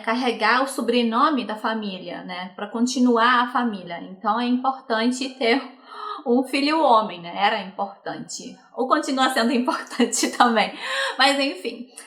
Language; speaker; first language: Portuguese; non-native, fluent; Chinese